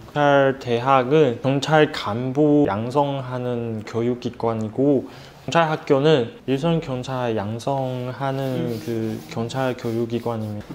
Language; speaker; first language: Korean; non-native, fluent; Chinese